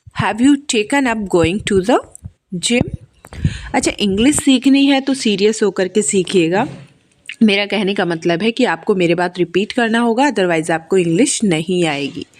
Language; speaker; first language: Hindi; native; Hindi